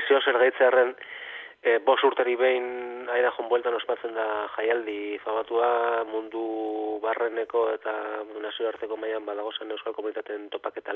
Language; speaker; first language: Basque; native; Basque